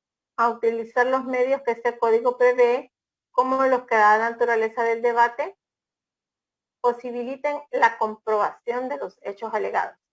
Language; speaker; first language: Spanish; native; Spanish